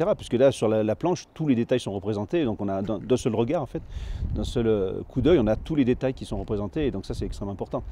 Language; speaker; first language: French; native; French